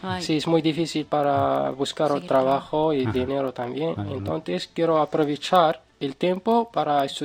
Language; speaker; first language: Spanish; non-native, learner; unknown